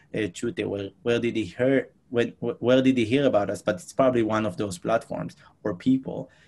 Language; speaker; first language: English; non-native, fluent; Hebrew